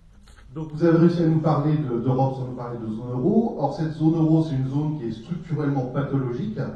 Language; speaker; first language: French; native; French